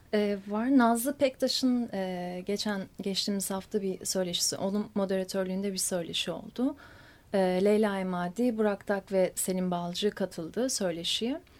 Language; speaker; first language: Turkish; native; Turkish